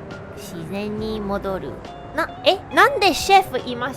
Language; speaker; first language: Japanese; non-native, learner; Chinese